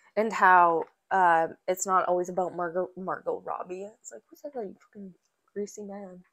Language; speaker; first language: English; native; English